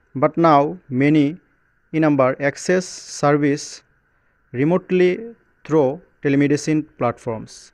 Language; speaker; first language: English; non-native, local second language; Bangla